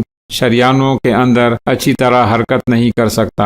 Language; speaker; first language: Urdu; native; Urdu